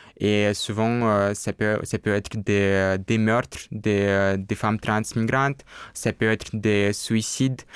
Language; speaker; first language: French; non-native, fluent; Russian